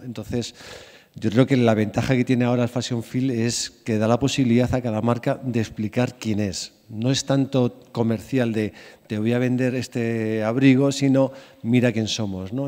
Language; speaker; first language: Spanish; native; Spanish